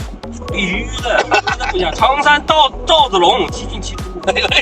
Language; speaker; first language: Chinese; native; Chinese